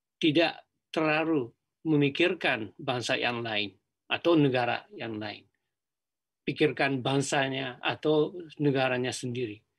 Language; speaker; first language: Indonesian; non-native, fluent; Japanese